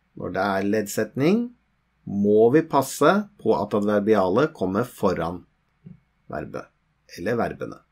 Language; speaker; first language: Norwegian; native; Norwegian